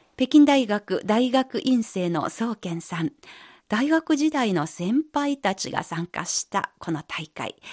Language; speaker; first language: Japanese; non-native, fluent; Chinese